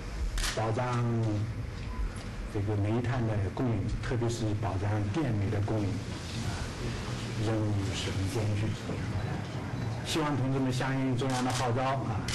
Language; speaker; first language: Chinese; native; Chinese